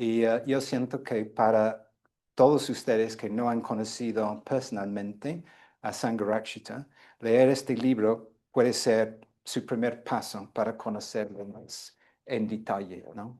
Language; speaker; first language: Spanish; non-native, fluent; English